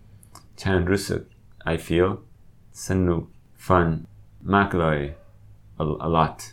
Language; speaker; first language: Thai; non-native, learner; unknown